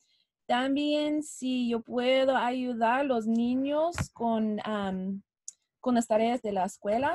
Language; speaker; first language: Spanish; non-native, learner; English